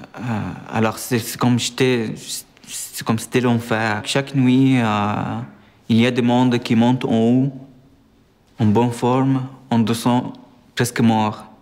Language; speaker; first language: French; non-native, fluent; Arabic